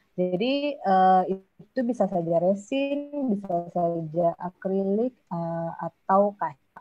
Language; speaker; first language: Indonesian; non-native, local second language; Minangkabau